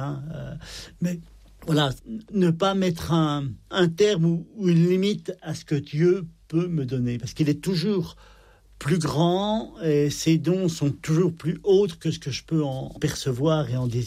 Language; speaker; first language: French; native; French